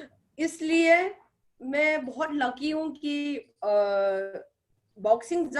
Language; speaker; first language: Hindi; non-native, local second language; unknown